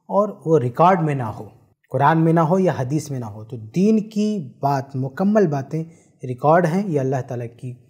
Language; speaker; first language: Hindi; native; Hindi